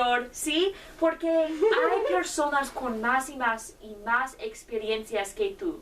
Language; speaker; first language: Spanish; non-native, learner; English